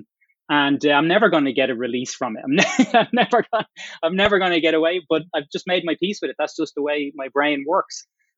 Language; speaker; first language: English; native; English